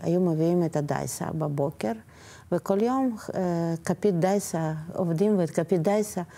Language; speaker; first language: Hebrew; non-native, fluent; Russian